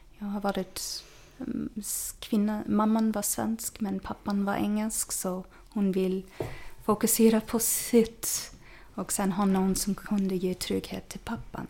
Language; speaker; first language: Swedish; non-native, fluent; English